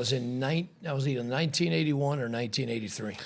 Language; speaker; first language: English; native; English